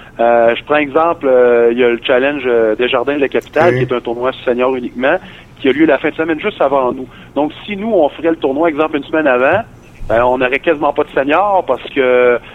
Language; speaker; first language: French; native; French